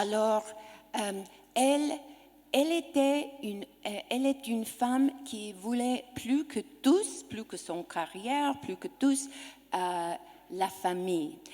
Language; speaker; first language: French; non-native, learner; English